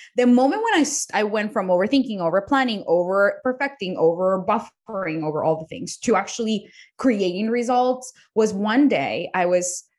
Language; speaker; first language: English; non-native, fluent; Spanish